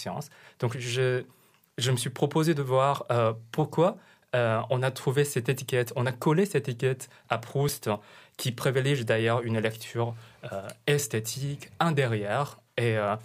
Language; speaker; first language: French; non-native, fluent; Chinese